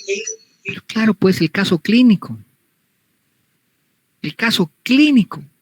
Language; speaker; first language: Spanish; native; Spanish